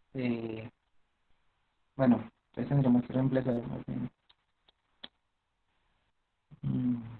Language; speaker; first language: Spanish; native; Spanish